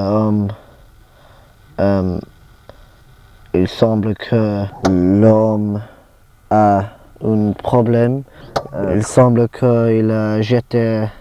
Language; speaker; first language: French; non-native, learner; English